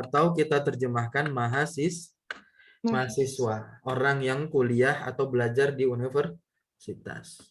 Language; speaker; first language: Indonesian; native; Indonesian